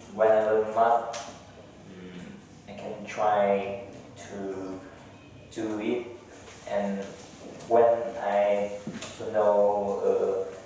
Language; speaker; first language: English; non-native, learner; Vietnamese